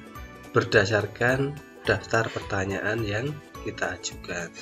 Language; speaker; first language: Indonesian; native; Indonesian